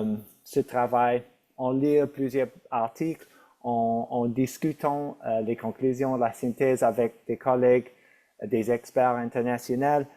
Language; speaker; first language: French; non-native, local second language; English